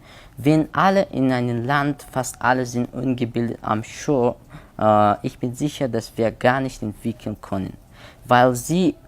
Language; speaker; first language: German; non-native, learner; Hazaragi